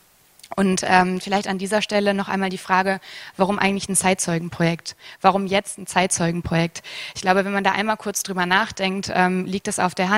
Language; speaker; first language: German; native; German